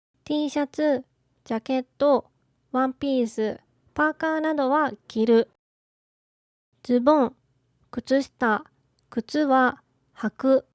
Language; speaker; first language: Japanese; native; Japanese